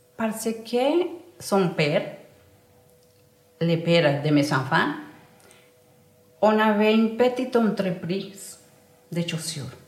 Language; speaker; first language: French; non-native, learner; Spanish